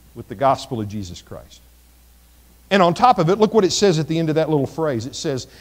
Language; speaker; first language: English; native; English